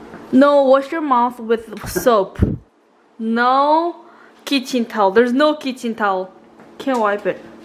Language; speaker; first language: English; non-native, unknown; Korean